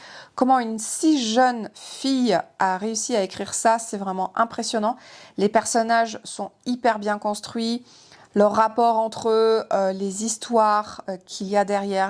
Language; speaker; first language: French; native; French